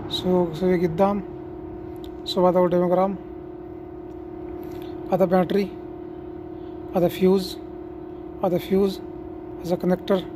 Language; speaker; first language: Arabic; non-native, learner; Urdu